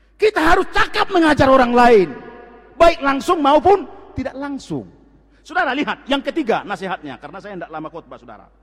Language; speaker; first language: Indonesian; non-native, local second language; Batak Toba